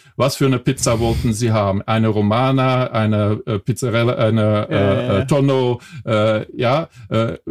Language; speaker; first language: German; non-native, fluent; Dutch